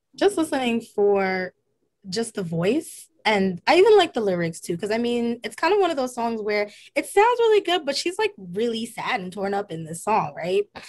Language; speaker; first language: English; native; English